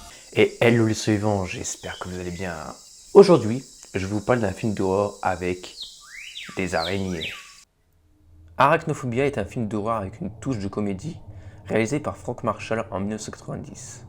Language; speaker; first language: French; native; French